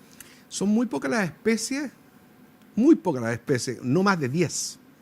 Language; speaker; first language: Spanish; native; Spanish